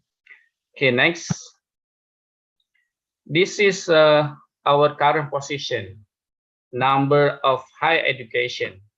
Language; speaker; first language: English; non-native, fluent; Indonesian